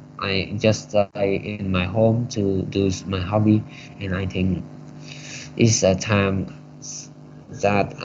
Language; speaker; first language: English; non-native, learner; Vietnamese